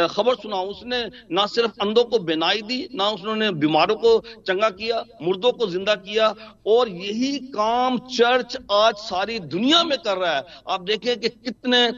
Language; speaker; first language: Urdu; non-native, local second language; Punjabi